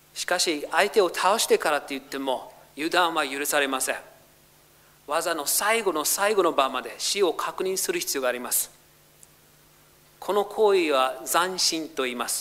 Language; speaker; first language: Japanese; non-native, fluent; English